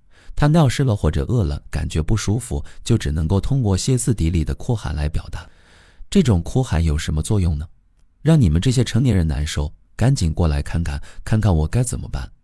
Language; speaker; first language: Chinese; native; Chinese